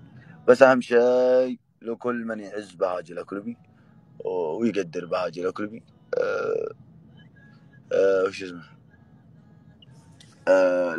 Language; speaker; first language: Arabic; native; Arabic